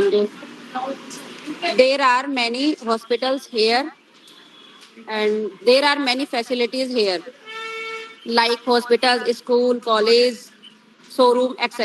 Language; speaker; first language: English; non-native, learner; Hindi